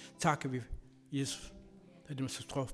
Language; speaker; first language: Danish; non-native, fluent; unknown